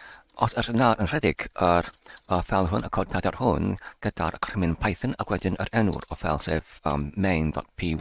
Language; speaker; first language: Welsh; non-native, learner; English